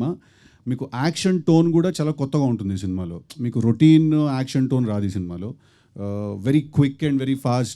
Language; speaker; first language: Telugu; native; Telugu